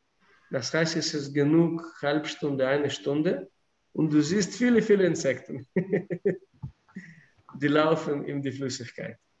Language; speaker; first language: German; non-native, fluent; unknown